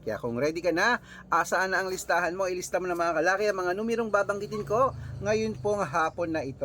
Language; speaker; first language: Filipino; native; Filipino